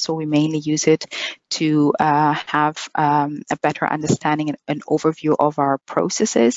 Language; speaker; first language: English; non-native, fluent; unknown